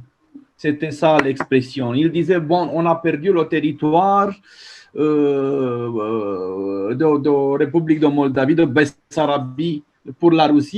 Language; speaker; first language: French; non-native, fluent; Romanian